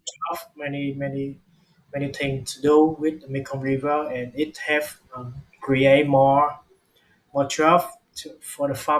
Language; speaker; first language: English; non-native, learner; Vietnamese